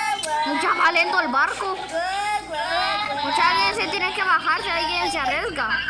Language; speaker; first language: Spanish; native; Spanish